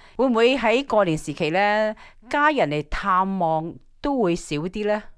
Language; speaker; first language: Cantonese; native; Cantonese